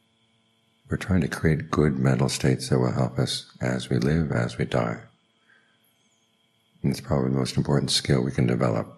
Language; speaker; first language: English; native; English